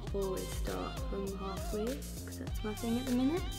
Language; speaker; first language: English; native; English